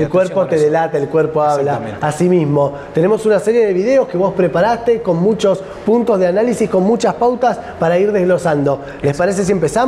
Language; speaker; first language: Spanish; native; Spanish